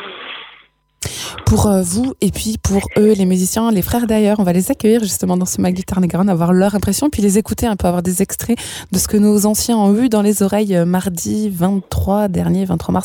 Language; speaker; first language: French; native; French